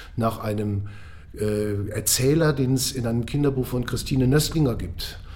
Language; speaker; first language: German; native; German